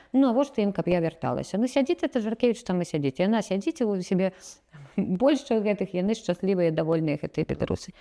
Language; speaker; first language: Belarusian; non-native, local second language; Russian